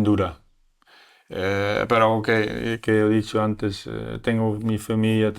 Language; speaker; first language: Spanish; non-native, learner; Dutch